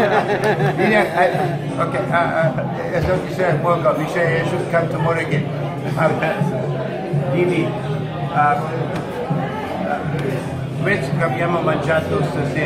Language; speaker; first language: Italian; non-native, fluent; German